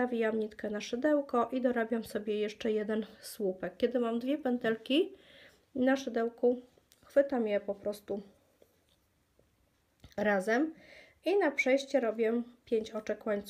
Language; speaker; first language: Polish; native; Polish